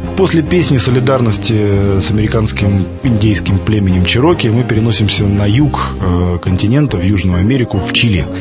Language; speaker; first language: Russian; native; Russian